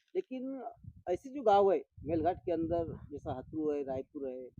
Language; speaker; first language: Hindi; non-native, local second language; Marathi